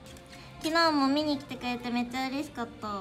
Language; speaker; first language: Japanese; native; Japanese